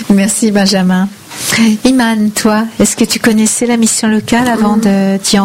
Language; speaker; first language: French; native; French